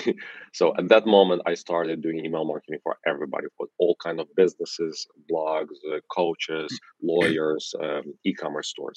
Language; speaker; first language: English; non-native, fluent; Ukrainian